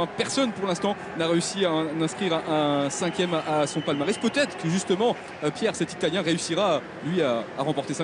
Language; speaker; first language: French; native; French